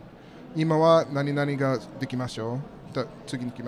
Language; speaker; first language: Japanese; non-native, learner; English